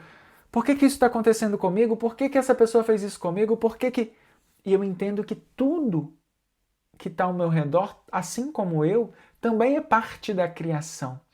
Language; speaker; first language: Portuguese; native; Portuguese